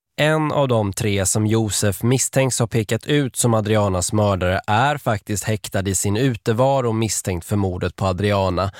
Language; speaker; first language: Swedish; native; Swedish